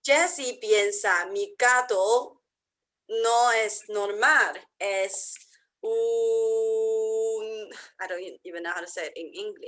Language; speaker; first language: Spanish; non-native, learner; English